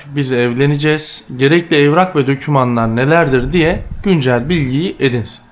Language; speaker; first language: Turkish; native; Turkish